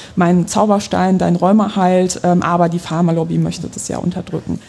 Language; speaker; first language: German; early bilingual, other home language; Polish